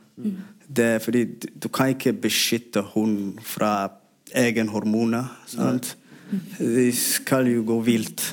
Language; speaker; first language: Norwegian; non-native, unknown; Somali